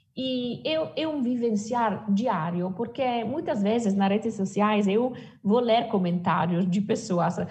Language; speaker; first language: Portuguese; non-native, fluent; Italian